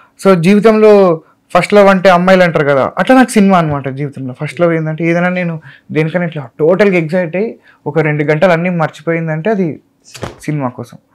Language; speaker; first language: Telugu; native; Telugu